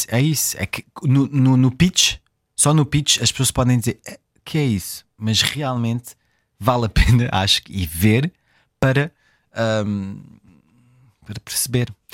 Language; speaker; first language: Portuguese; early bilingual, heritage; French